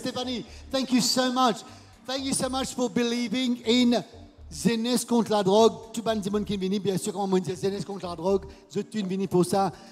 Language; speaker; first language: French; non-native, local second language; Morisyen